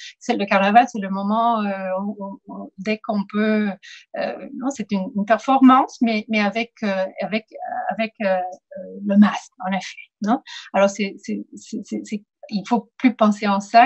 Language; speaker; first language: French; non-native, fluent; Spanish